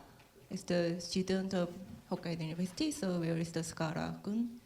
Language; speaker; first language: English; non-native, learner; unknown